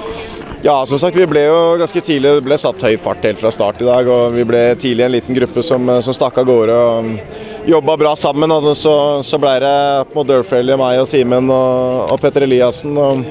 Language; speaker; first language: Norwegian; native; Norwegian